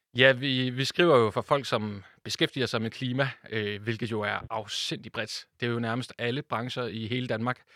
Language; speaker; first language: Danish; native; Danish